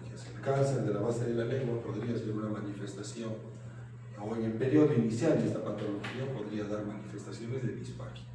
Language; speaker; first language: Spanish; native; Spanish